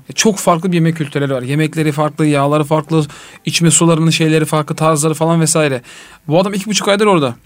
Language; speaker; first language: Turkish; native; Turkish